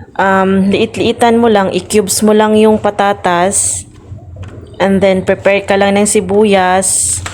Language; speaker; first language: Filipino; non-native, local second language; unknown